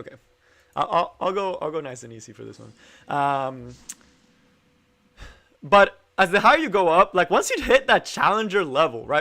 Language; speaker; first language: English; native; English